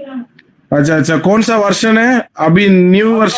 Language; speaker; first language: Hindi; non-native, local second language; Tamil